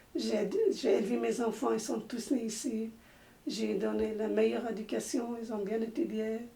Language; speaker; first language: French; non-native, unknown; Arabic